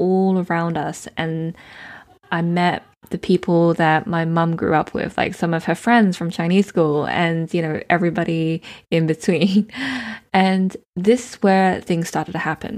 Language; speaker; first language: English; native; English